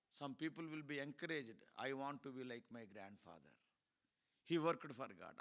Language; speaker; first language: English; non-native, local second language; Telugu